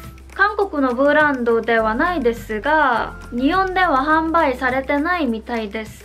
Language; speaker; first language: Japanese; non-native, fluent; Korean